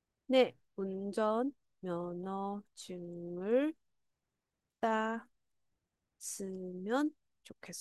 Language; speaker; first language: Korean; non-native, fluent; Chinese